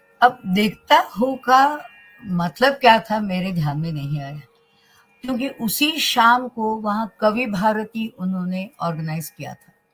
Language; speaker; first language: Hindi; non-native, local second language; Marathi